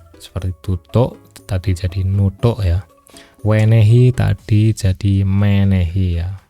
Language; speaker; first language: Indonesian; non-native, local second language; Javanese